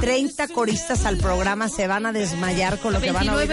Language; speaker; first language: Spanish; native; Spanish